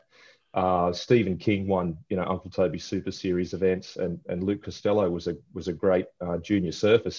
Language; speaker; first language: English; native; English